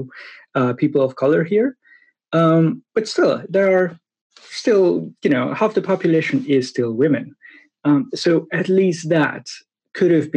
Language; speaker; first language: English; non-native, fluent; Hungarian